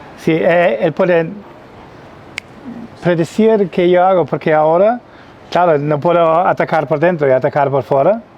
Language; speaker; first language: Spanish; non-native, learner; German